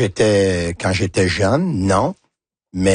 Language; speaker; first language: French; non-native, local second language; Italian